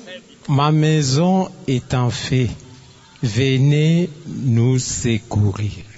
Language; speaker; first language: French; non-native, learner; Lingala